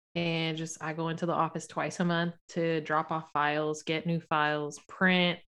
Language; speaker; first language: English; native; English